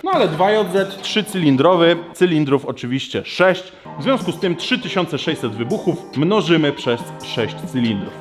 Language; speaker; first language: Polish; native; Polish